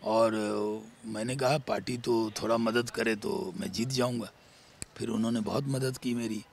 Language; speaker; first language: Hindi; native; Hindi